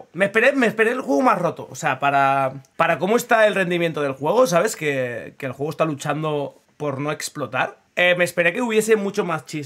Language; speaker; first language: Spanish; native; Spanish